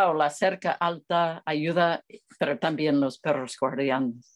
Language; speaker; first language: Spanish; non-native, fluent; English